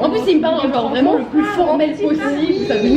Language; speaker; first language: French; native; French